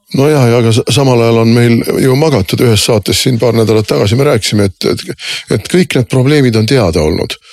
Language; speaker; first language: Estonian; native; Estonian